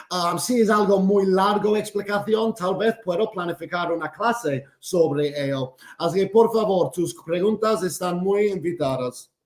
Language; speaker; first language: Spanish; non-native, fluent; English